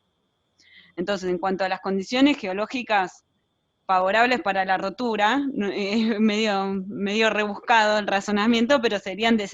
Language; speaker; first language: Spanish; native; Spanish